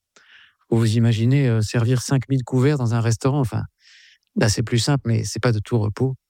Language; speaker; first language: French; native; French